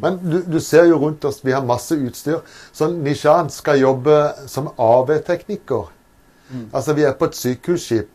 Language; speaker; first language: Norwegian; native; Norwegian